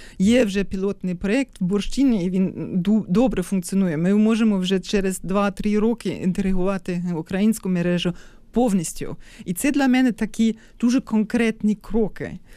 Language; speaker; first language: Ukrainian; non-native, fluent; German